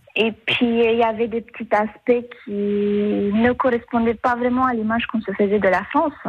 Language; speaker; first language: French; non-native, fluent; Romanian